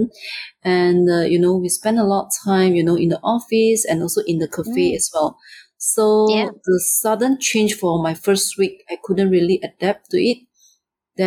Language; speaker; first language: English; non-native, local second language; Chinese